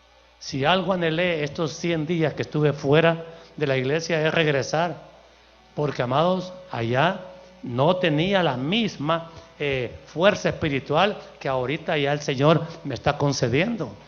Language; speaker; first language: Spanish; native; Spanish